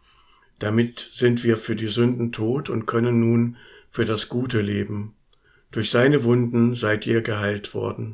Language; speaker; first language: German; native; German